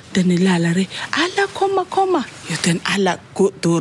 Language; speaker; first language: Swedish; non-native, learner; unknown